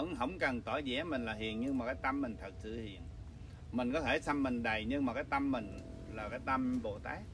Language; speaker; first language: Vietnamese; early bilingual, other home language; English